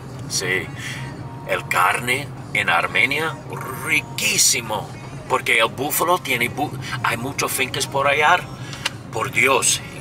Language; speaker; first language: Spanish; non-native, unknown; English